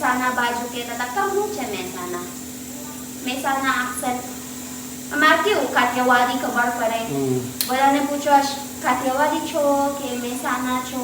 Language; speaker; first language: Gujarati; non-native, learner; Filipino